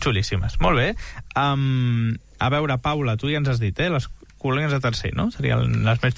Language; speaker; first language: Catalan; native; Catalan